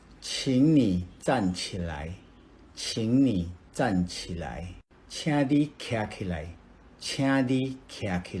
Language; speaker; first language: Chinese; non-native, fluent; Filipino